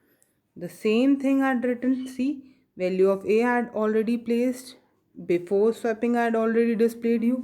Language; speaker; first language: English; non-native, local second language; Hindi